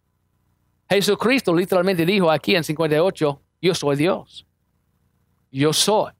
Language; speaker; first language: Spanish; non-native, fluent; English